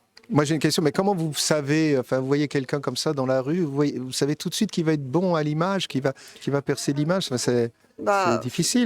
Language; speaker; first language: French; native; French